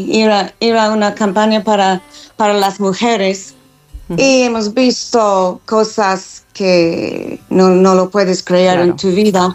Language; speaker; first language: Spanish; non-native, fluent; English